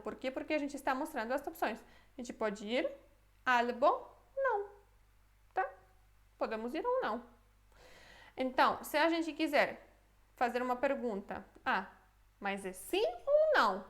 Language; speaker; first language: Portuguese; non-native, fluent; Polish